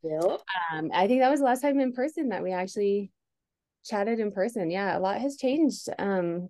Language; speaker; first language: English; native; English